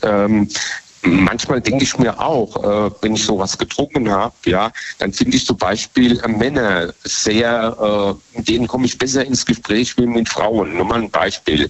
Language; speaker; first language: German; native; German